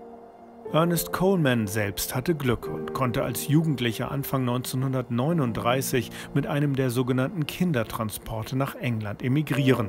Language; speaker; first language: German; native; German